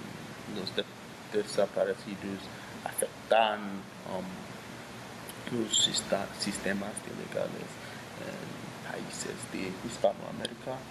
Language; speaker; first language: Spanish; non-native, learner; English